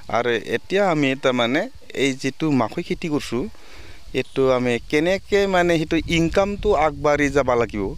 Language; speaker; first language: Assamese; non-native, local second language; Bodo